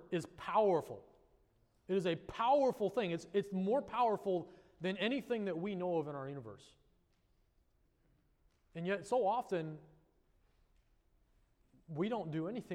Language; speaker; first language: English; native; English